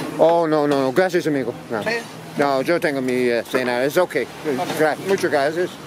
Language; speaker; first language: Spanish; non-native, learner; English